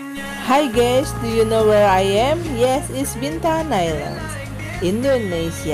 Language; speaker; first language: English; non-native, learner; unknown